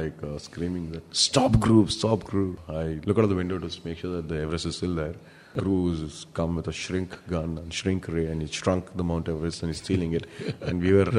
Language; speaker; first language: English; non-native, local second language; Kannada